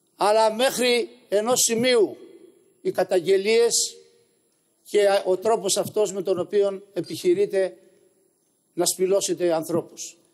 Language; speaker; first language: Greek; native; Greek